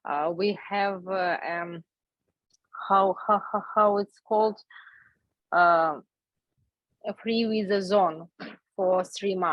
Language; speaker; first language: English; non-native, learner; Ukrainian